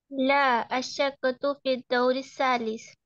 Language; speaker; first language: Arabic; non-native, learner; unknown